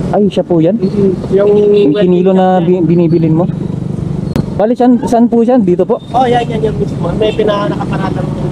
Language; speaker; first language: Filipino; non-native, local second language; Iloko